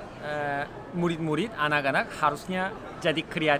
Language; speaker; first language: Indonesian; non-native, learner; Korean